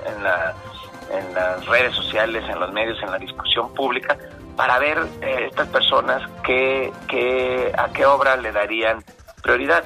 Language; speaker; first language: Spanish; native; Spanish